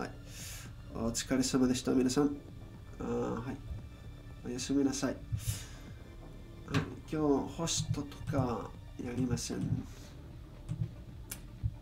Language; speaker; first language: Japanese; non-native, learner; English